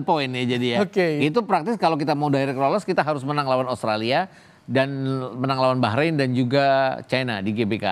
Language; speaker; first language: Indonesian; native; Indonesian